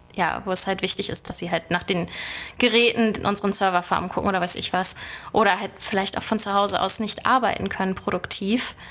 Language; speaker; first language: German; native; German